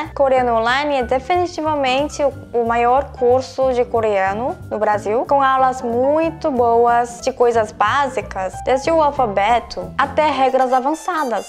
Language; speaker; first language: Portuguese; non-native, fluent; Korean